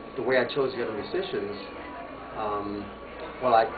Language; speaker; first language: English; native; English